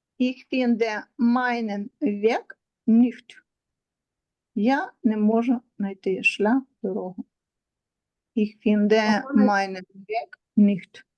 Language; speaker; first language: German; non-native, learner; Ukrainian